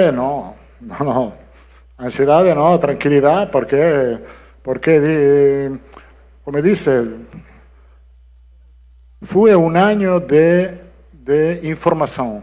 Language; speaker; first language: Portuguese; non-native, learner; Italian